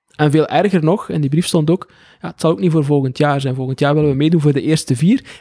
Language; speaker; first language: Dutch; native; Dutch